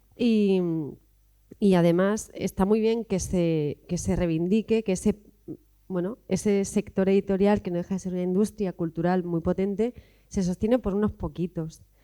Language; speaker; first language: Spanish; native; Spanish